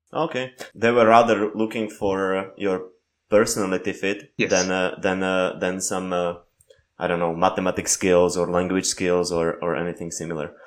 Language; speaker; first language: English; non-native, fluent; Slovak